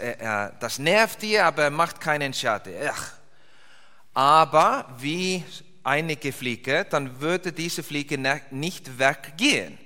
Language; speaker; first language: German; non-native, learner; English